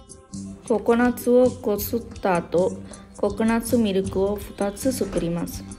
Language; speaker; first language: Japanese; non-native, learner; Sinhala